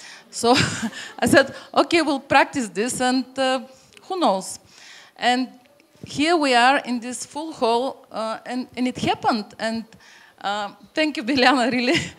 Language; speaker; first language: English; non-native, fluent; Bulgarian